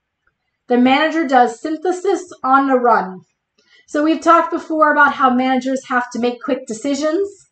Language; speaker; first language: English; native; English